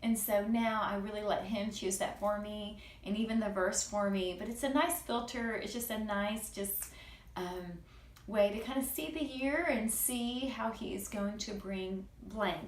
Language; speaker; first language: English; native; English